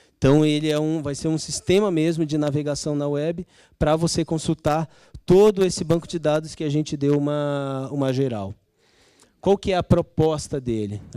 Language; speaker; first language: Portuguese; native; Portuguese